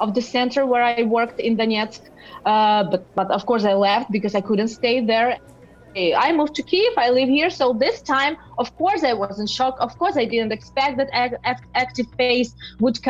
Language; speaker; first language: English; non-native, learner; Russian